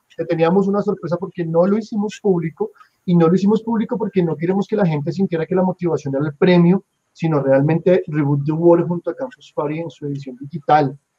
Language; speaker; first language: Spanish; native; Spanish